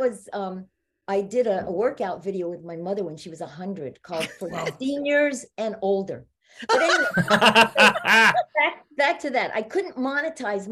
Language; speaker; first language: English; native; English